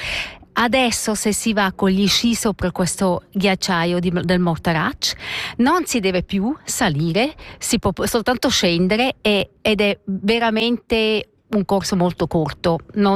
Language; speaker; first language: Italian; non-native, local second language; Romansh